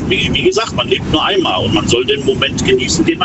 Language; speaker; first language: German; native; German